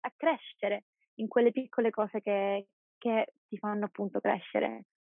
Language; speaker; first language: Italian; native; Italian